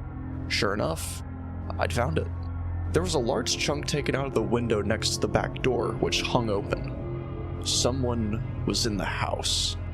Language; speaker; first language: English; native; English